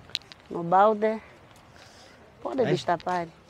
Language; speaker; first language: Portuguese; non-native, local second language; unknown